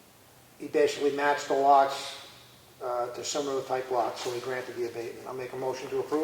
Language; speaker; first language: English; native; English